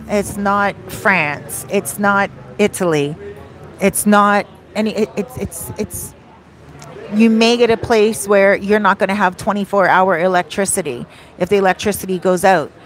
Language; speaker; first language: English; native; English